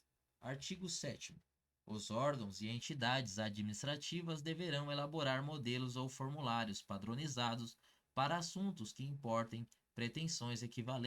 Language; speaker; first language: Portuguese; native; Portuguese